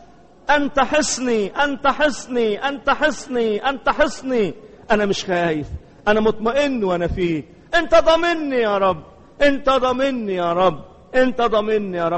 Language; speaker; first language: Arabic; native; Arabic